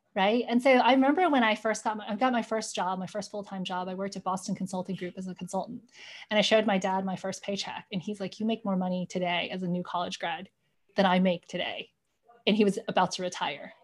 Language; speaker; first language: English; native; English